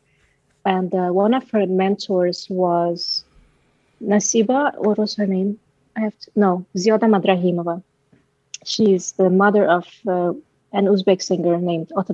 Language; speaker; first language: English; non-native, fluent; Danish